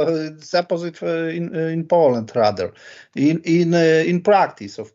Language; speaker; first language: English; non-native, learner; Polish